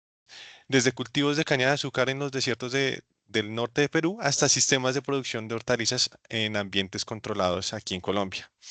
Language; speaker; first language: Spanish; native; Spanish